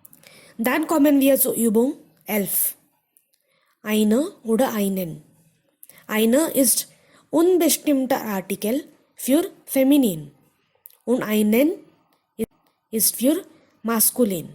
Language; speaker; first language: German; non-native, fluent; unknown